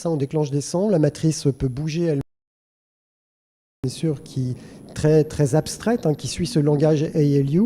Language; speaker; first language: French; native; French